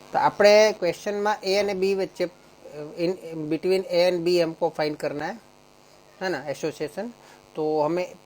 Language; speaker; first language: Hindi; non-native, local second language; Gujarati